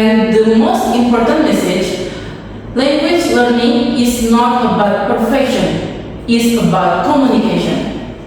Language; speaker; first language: English; non-native, learner; Indonesian